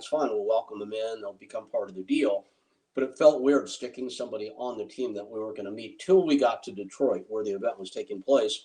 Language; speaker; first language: English; native; English